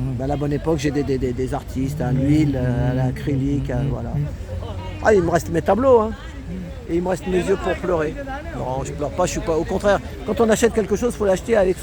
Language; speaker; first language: French; native; French